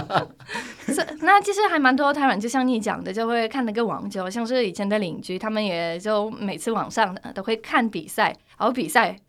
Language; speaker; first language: Chinese; non-native, fluent; Polish